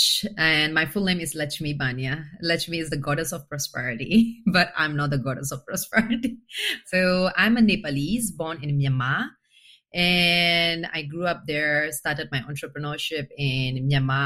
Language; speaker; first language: English; non-native, fluent; Burmese